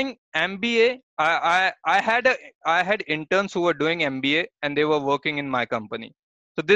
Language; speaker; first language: English; non-native, local second language; Hindi